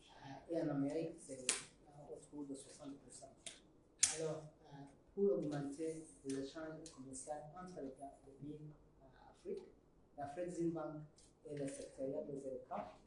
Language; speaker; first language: French; non-native, learner; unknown